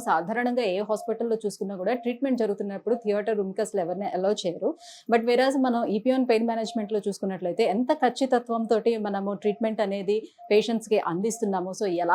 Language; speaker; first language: Telugu; native; Telugu